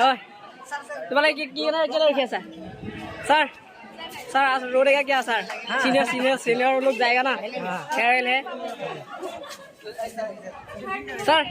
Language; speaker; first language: Hindi; non-native, local second language; Assamese